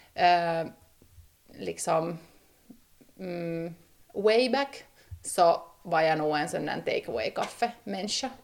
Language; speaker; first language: Swedish; native; Swedish